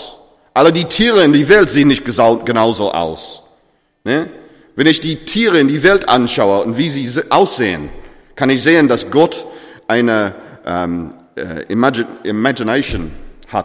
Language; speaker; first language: German; non-native, fluent; English